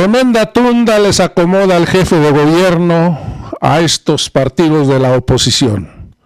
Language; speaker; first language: Spanish; native; Spanish